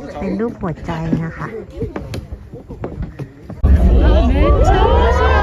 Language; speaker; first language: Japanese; non-native, fluent; Thai